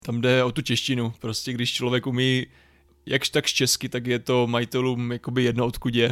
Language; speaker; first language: Czech; native; Czech